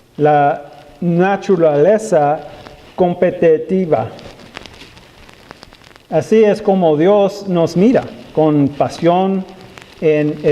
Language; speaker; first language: Spanish; non-native, learner; English